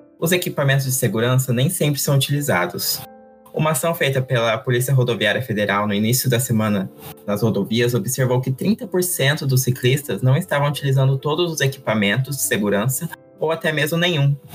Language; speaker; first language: Portuguese; native; Portuguese